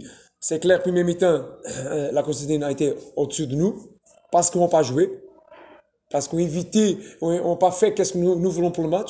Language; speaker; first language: French; non-native, fluent; Portuguese